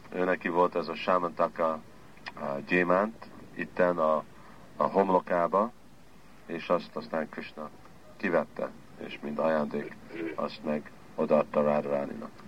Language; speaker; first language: Hungarian; early bilingual, heritage; Hungarian